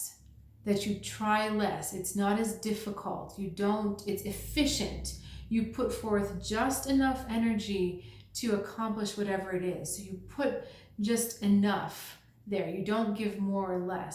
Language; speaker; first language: English; native; English